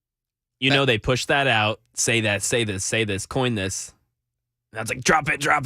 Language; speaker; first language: English; native; English